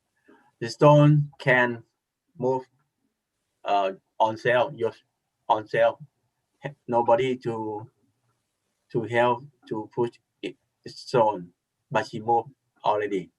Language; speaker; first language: English; non-native, learner; Thai